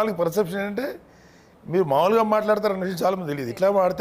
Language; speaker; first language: Telugu; native; Telugu